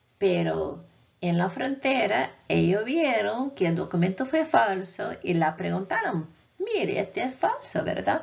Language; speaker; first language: Spanish; non-native, fluent; English